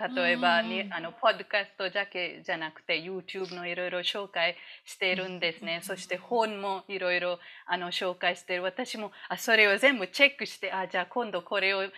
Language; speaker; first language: Japanese; non-native, fluent; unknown